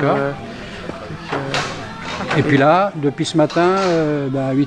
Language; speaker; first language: French; native; French